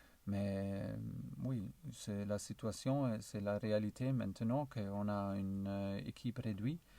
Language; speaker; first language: French; non-native, learner; German